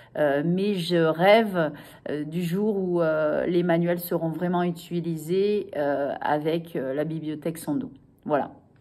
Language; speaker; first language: French; native; French